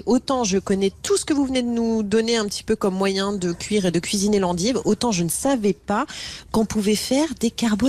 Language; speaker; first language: French; native; French